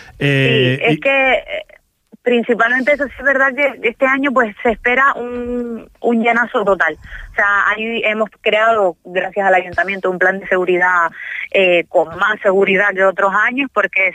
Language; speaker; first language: Spanish; native; Spanish